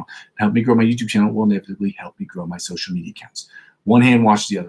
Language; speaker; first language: English; native; English